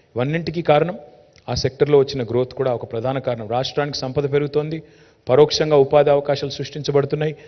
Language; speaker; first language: Telugu; native; Telugu